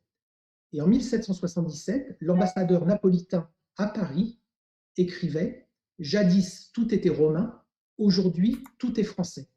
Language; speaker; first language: French; native; French